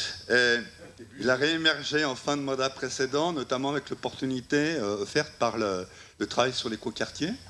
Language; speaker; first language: French; native; French